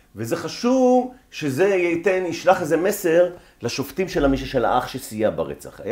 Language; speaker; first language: Hebrew; native; Hebrew